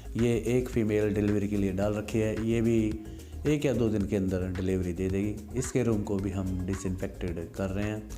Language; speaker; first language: Hindi; native; Hindi